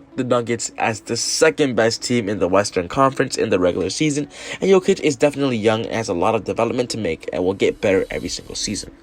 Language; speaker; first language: English; native; English